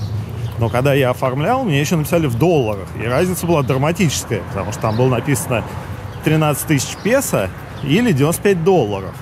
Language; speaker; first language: Russian; native; Russian